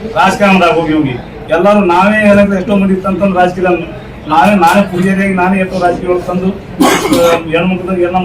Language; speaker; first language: Kannada; non-native, local second language; Lambadi